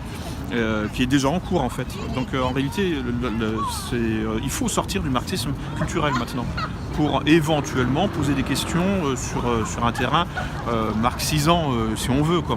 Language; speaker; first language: French; native; French